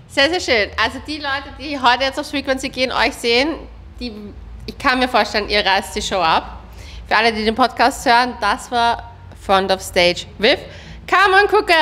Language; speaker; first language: German; native; German